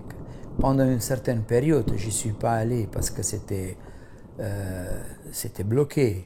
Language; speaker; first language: French; non-native, fluent; Macedonian